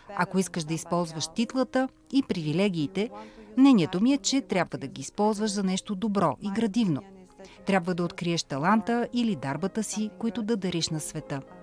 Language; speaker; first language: Bulgarian; early bilingual, heritage; Bulgarian